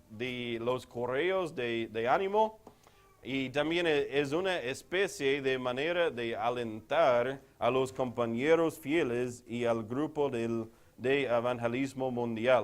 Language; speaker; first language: Spanish; non-native, fluent; English